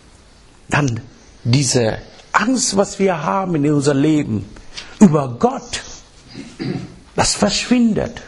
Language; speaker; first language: German; non-native, fluent; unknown